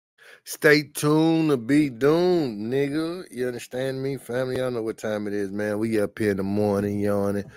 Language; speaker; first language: English; native; English